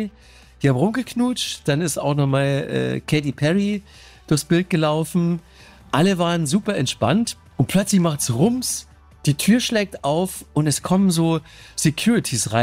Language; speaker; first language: German; native; German